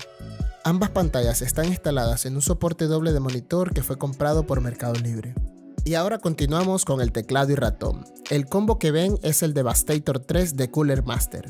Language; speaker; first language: Spanish; native; Spanish